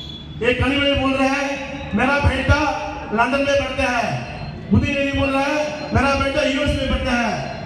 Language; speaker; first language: Hindi; non-native, local second language; Tamil